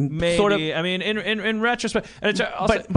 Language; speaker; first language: English; non-native, local second language; Urdu